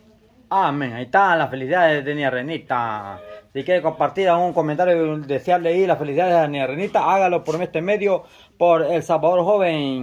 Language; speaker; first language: Spanish; native; Spanish